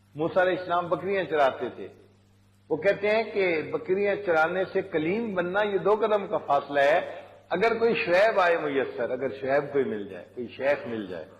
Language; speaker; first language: Urdu; non-native, local second language; Punjabi